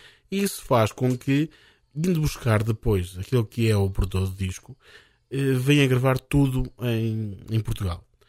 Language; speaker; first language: Portuguese; native; Portuguese